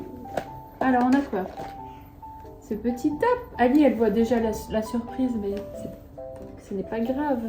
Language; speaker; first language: French; native; French